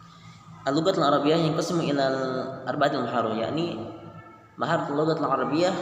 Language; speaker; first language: Arabic; non-native, learner; Indonesian